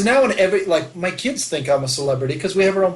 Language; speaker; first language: English; native; English